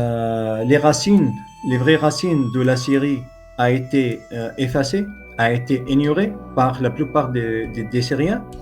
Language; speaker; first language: French; non-native, fluent; Arabic